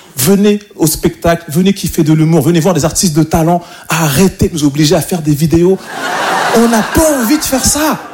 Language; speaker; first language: French; native; French